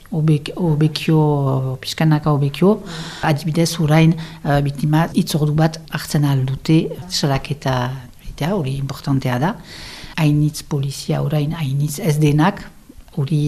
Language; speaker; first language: Basque; non-native, local second language; French